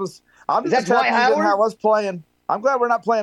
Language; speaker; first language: English; native; English